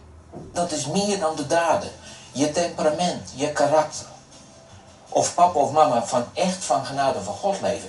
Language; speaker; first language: Dutch; native; Dutch